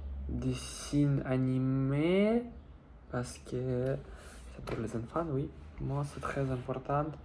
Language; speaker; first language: French; non-native, learner; Russian